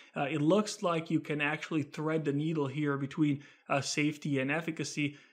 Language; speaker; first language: English; non-native, fluent; Italian